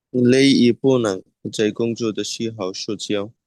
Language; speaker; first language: Chinese; non-native, learner; Bangla